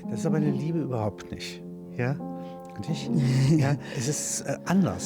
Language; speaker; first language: German; native; German